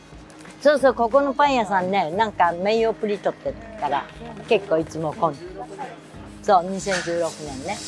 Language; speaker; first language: Japanese; native; Japanese